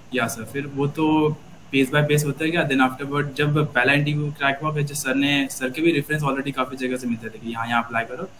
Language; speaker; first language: Hindi; native; Hindi